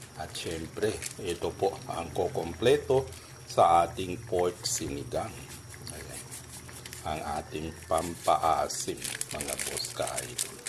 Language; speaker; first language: Filipino; non-native, local second language; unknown